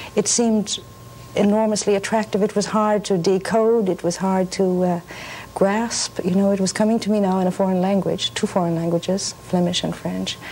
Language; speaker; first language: English; native; English